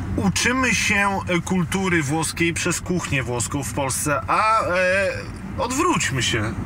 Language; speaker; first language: Polish; native; Polish